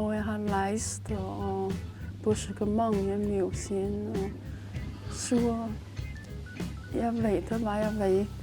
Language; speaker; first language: Norwegian; non-native, learner; Chinese